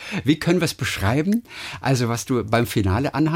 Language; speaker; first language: German; native; German